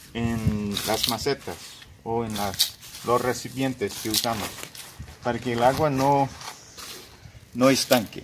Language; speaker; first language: Spanish; non-native, fluent; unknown